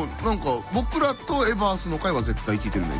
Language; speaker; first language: Japanese; native; Japanese